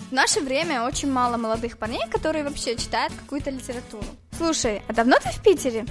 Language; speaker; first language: Russian; non-native, local second language; Tajik